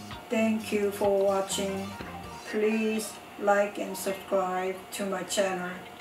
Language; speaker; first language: English; non-native, learner; Korean